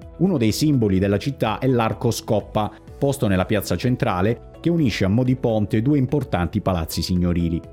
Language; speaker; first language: Italian; native; Italian